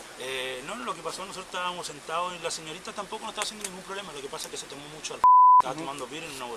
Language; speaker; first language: Spanish; native; Spanish